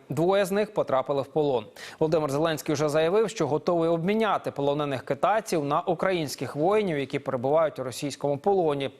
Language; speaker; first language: Ukrainian; native; Ukrainian